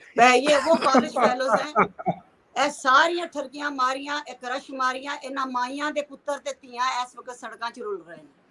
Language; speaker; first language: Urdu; non-native, local second language; Punjabi